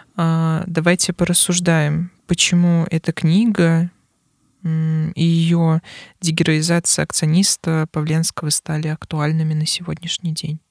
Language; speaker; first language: Russian; native; Russian